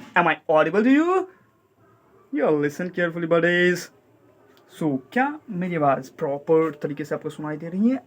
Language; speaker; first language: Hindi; native; Hindi